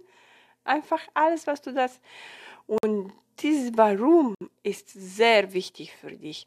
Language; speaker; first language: German; non-native, fluent; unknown